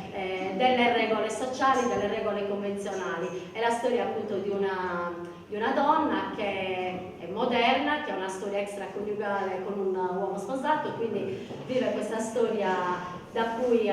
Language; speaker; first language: Italian; native; Italian